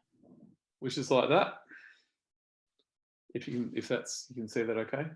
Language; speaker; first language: English; native; English